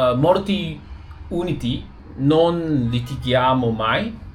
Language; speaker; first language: Italian; non-native, learner; Chinese